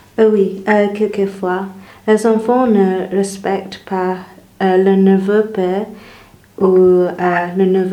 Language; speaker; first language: French; non-native, learner; English